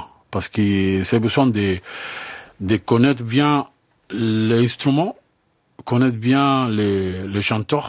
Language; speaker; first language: French; non-native, learner; Spanish